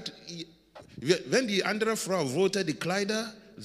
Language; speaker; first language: German; non-native, learner; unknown